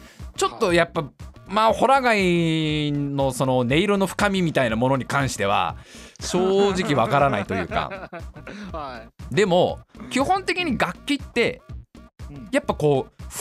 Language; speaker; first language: Japanese; native; Japanese